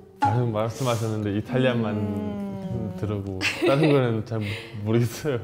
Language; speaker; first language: Korean; native; Korean